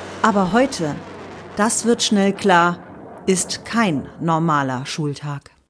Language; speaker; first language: German; native; German